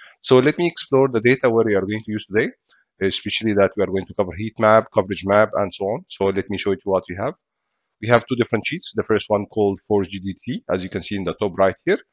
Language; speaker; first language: English; non-native, fluent; Arabic